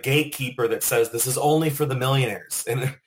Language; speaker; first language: English; native; English